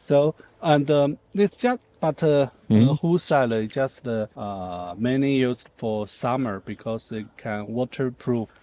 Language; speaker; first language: English; non-native, learner; Chinese